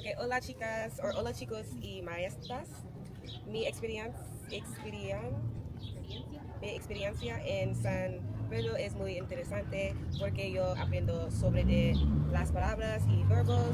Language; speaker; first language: Spanish; non-native, learner; English